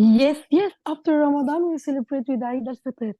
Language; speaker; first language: English; non-native, learner; Arabic